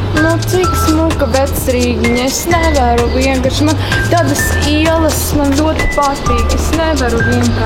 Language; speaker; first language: Latvian; non-native, local second language; Russian